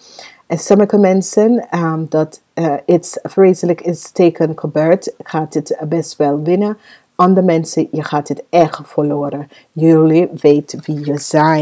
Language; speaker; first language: Dutch; non-native, fluent; English